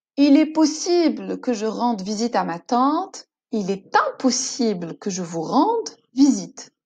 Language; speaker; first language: French; non-native, local second language; Arabic